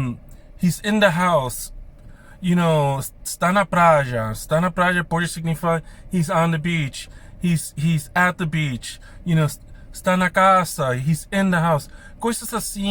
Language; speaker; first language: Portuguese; non-native, fluent; English